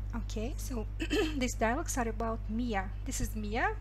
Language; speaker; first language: English; non-native, fluent; Russian